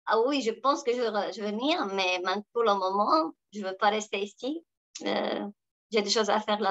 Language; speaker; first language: French; non-native, local second language; Arabic